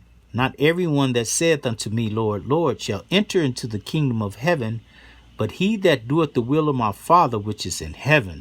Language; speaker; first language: English; native; English